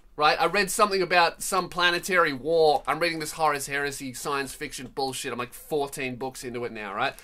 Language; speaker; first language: English; native; English